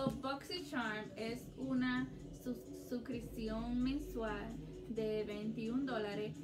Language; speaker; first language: Spanish; early bilingual, heritage; Spanish